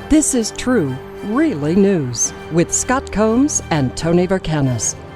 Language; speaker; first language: English; native; English